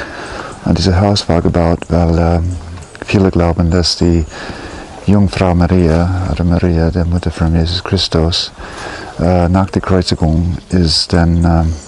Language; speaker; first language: German; non-native, fluent; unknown